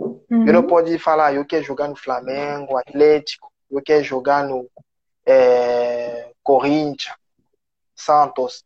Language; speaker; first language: Portuguese; non-native, learner; French